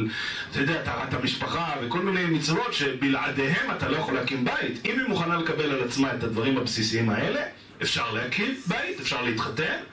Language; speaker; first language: Hebrew; native; Hebrew